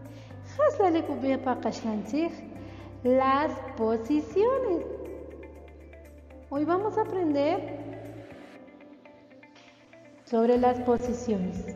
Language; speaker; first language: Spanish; non-native, local second language; Kaqchikel